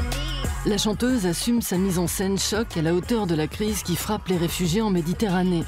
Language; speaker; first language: French; native; French